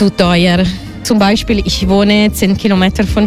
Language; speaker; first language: German; non-native, learner; Italian